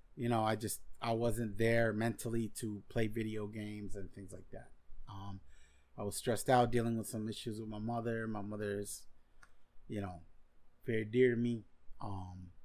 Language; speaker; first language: English; non-native, fluent; Spanish